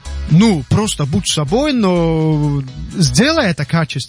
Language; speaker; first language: Russian; non-native, local second language; Tajik